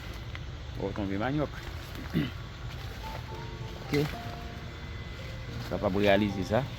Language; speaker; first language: French; non-native, learner; Haitian Creole